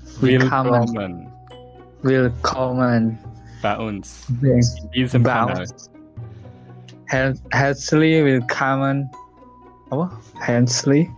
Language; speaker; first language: German; non-native, learner; Indonesian